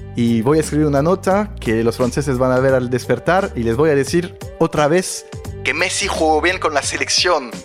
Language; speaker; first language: Spanish; non-native, fluent; French